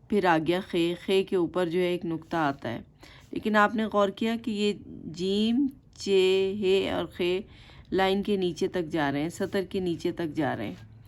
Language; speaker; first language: Urdu; native; Urdu